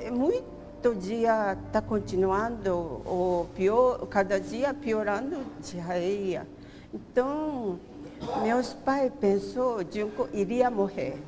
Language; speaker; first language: Portuguese; non-native, learner; Japanese